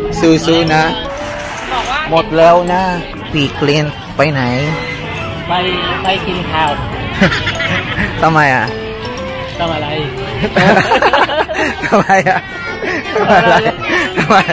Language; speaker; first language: Thai; non-native, learner; Filipino